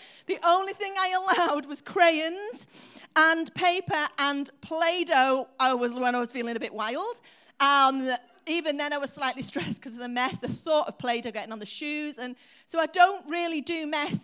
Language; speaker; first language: English; native; English